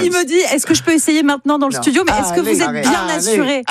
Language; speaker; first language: French; native; French